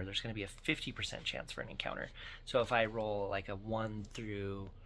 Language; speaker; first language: English; native; English